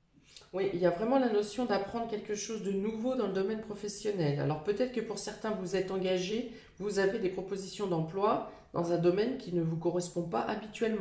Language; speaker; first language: French; native; French